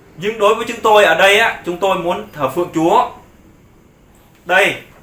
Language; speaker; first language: Vietnamese; non-native, local second language; Jarai